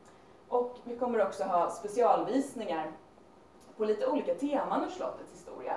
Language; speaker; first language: Swedish; native; Swedish